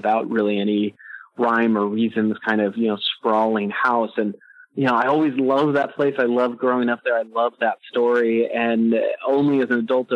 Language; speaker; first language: English; native; English